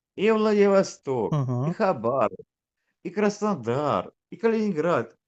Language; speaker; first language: Russian; native; Russian